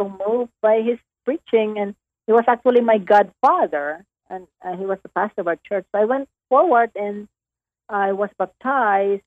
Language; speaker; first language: English; non-native, local second language; Hiligaynon